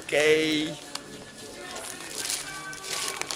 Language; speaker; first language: Chinese; non-native, learner; Indonesian